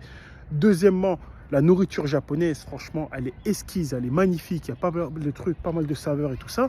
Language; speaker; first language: French; native; French